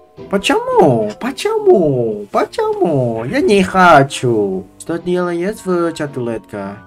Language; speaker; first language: Russian; non-native, learner; Indonesian